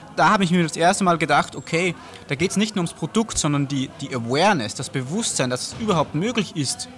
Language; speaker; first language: German; native; German